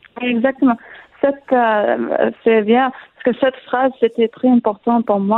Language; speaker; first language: French; non-native, learner; Arabic